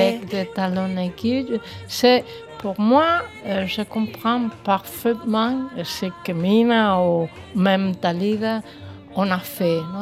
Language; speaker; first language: French; non-native, fluent; Spanish